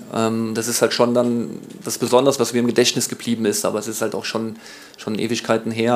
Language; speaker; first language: German; native; German